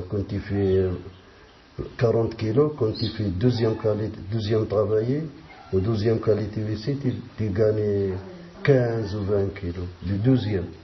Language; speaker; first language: French; non-native, learner; Arabic